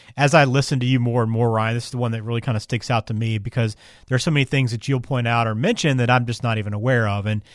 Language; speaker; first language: English; native; English